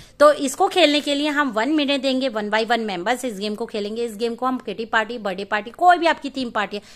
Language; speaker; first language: Hindi; native; Hindi